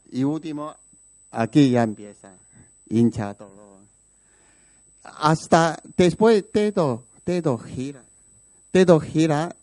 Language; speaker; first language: Spanish; non-native, learner; Chinese